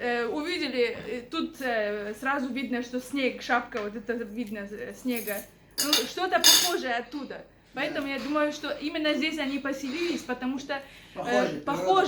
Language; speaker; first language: Russian; native; Russian